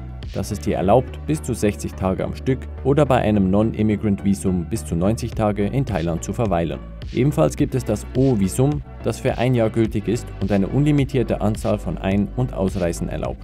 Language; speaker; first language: German; native; German